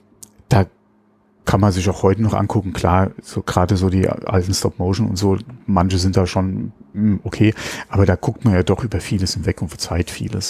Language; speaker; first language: German; native; German